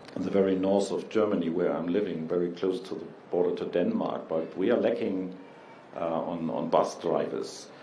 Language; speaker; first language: English; non-native, fluent; German